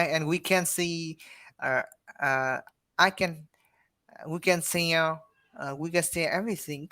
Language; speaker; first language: English; non-native, learner; Vietnamese